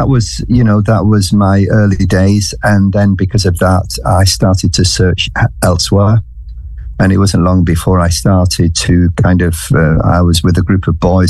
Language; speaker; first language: English; native; English